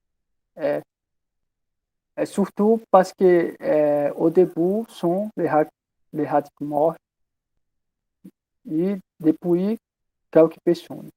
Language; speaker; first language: French; non-native, learner; Portuguese